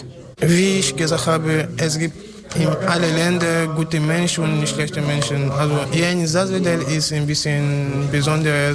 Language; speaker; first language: German; non-native, learner; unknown